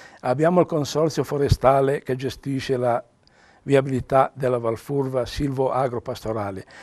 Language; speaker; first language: Italian; native; Italian